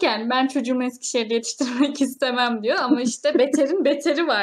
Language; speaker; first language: Turkish; native; Turkish